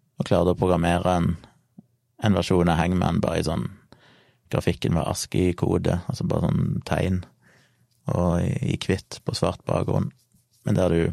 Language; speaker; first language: Norwegian; native; Norwegian